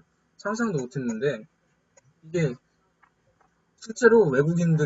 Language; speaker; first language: Korean; native; Korean